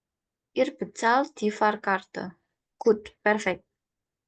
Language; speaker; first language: German; non-native, fluent; Indonesian